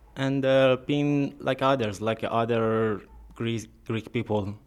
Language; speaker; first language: English; non-native, learner; Persian